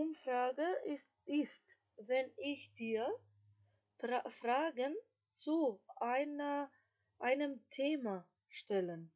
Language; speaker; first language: German; non-native, fluent; Macedonian